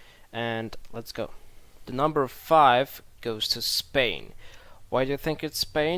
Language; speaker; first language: English; non-native, fluent; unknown